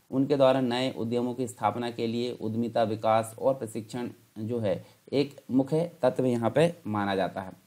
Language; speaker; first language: Hindi; native; Hindi